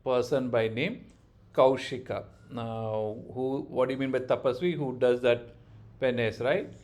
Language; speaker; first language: English; non-native, local second language; Kannada